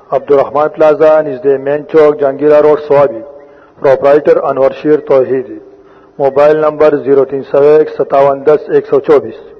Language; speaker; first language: Urdu; non-native, local second language; Pashto